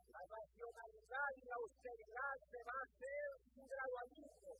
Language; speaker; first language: Spanish; native; Spanish